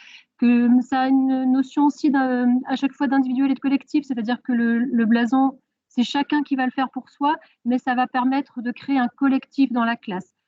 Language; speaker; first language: French; native; French